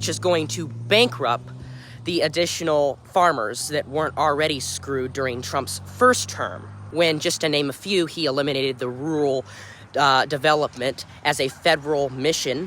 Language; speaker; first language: English; native; English